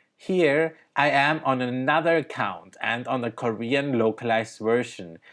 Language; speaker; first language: English; early bilingual, other home language; Thai